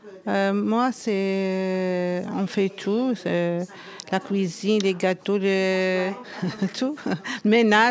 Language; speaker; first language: French; non-native, learner; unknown